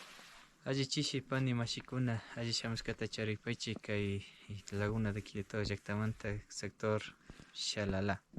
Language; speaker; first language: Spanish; non-native, local second language; Quechua